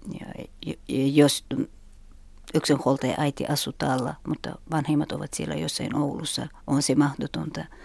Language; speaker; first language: Finnish; non-native, fluent; Uzbek